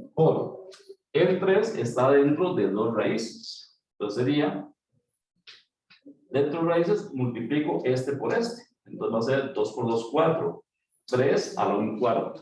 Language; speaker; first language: Spanish; native; Spanish